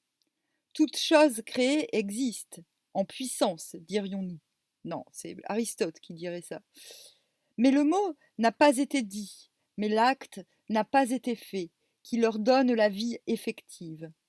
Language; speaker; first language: French; native; French